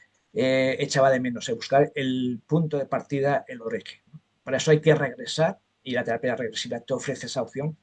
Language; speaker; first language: Spanish; native; Spanish